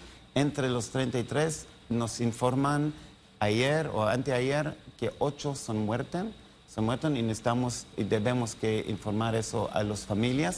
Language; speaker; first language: Spanish; non-native, learner; Hebrew